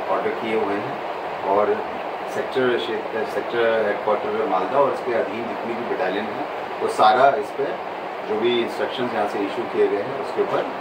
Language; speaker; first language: Hindi; native; Hindi